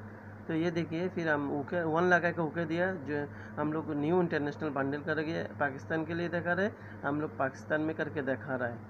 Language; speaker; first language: Hindi; non-native, learner; Bangla